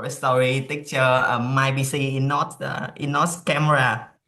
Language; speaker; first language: English; non-native, learner; Vietnamese